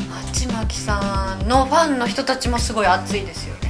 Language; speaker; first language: Japanese; native; Japanese